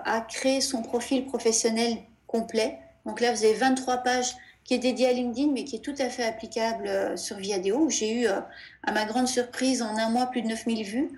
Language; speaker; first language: French; native; French